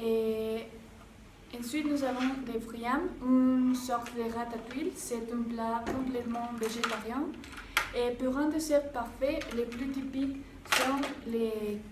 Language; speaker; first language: French; non-native, learner; Spanish